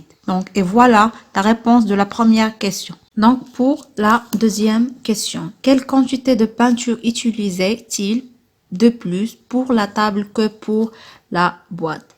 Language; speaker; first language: French; non-native, local second language; Arabic